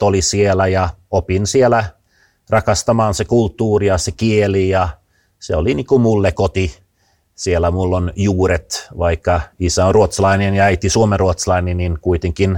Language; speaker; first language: Finnish; non-native, fluent; Swedish